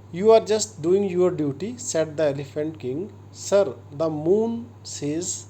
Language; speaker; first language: English; non-native, local second language; Punjabi